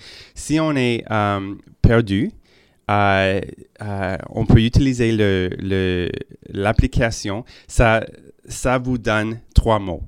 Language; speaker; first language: French; non-native, local second language; English